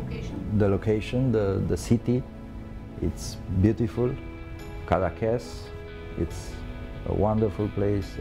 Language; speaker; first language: English; non-native, learner; Romanian